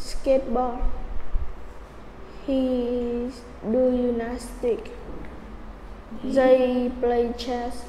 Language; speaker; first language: English; non-native, learner; Vietnamese